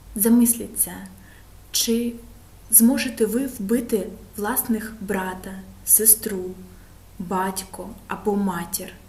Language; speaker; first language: Ukrainian; non-native, local second language; Russian